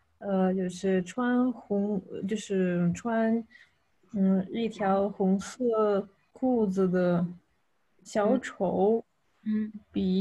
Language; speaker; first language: Chinese; non-native, fluent; Russian